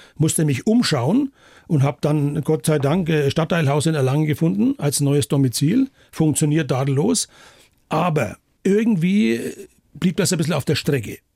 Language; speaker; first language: German; native; German